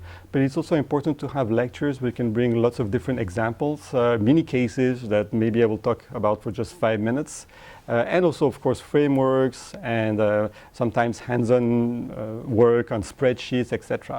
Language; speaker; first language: English; non-native, fluent; French